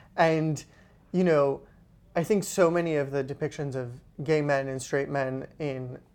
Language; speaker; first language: English; non-native, fluent; Hebrew